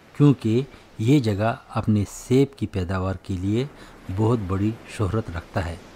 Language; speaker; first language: Urdu; native; Urdu